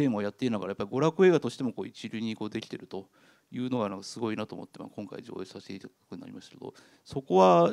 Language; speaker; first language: Japanese; native; Japanese